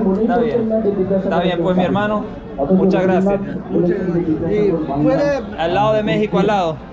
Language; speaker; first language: Spanish; early bilingual, heritage; Spanish